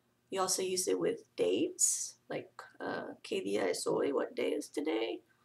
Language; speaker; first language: English; native; English